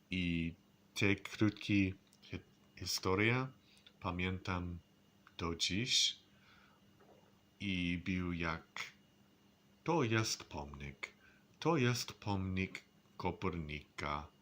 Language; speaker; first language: Polish; non-native, learner; English